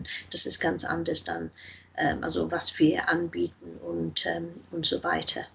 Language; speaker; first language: German; non-native, fluent; English